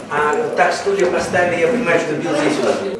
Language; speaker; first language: Russian; native; Russian